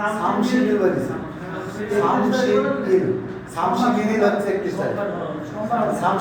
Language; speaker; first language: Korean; non-native, learner; Bangla